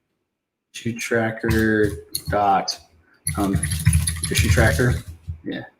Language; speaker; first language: English; native; English